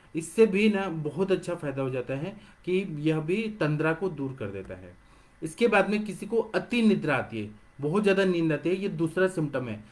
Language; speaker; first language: Hindi; non-native, local second language; Marathi